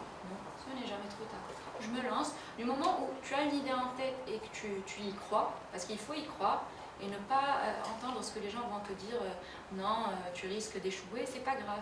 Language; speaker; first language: French; native; French